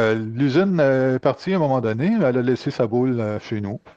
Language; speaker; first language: French; native; French